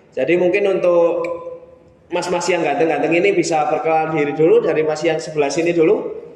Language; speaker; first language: Indonesian; native; Indonesian